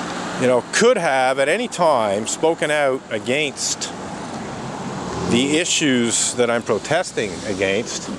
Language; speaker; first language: English; native; English